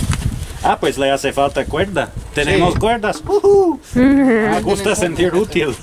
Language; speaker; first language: Spanish; non-native, fluent; English